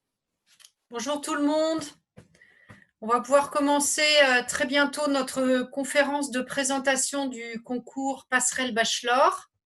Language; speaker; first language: French; native; French